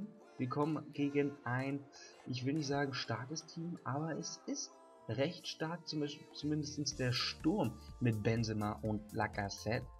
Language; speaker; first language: German; native; German